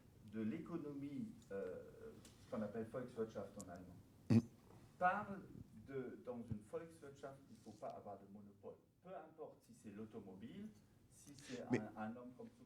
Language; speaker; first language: French; non-native, fluent; German